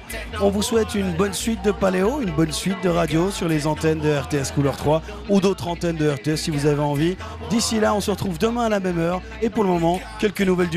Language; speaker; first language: French; native; French